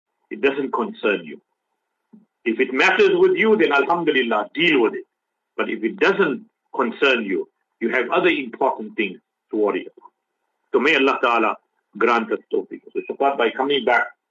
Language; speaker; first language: English; native; English